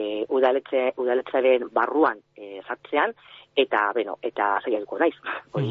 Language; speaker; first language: Basque; non-native, local second language; Spanish